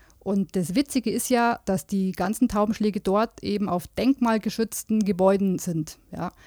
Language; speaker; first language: German; native; German